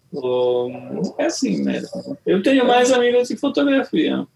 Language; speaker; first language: Portuguese; non-native, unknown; Hungarian